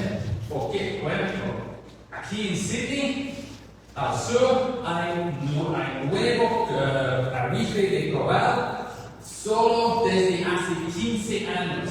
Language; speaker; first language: Spanish; non-native, learner; English